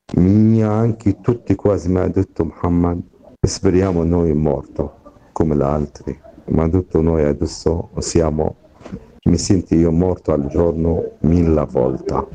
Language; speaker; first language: Italian; non-native, learner; Arabic